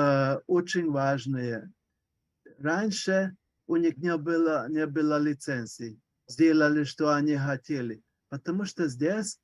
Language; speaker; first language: Russian; non-native, learner; Hungarian